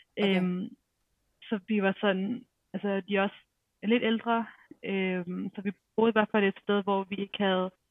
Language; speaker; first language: Danish; native; Danish